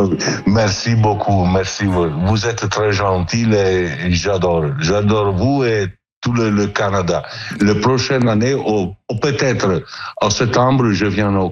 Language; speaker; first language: French; non-native, fluent; Italian